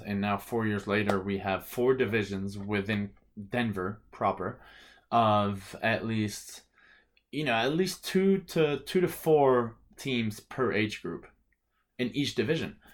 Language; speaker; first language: English; early bilingual, other home language; French